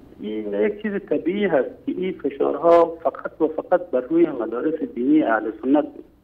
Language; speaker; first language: Persian; native; Persian